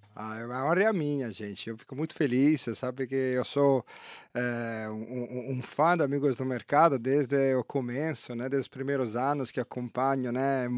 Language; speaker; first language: Portuguese; non-native, fluent; Italian